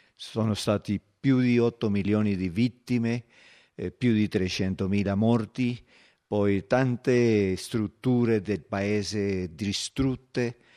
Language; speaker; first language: Italian; non-native, fluent; Spanish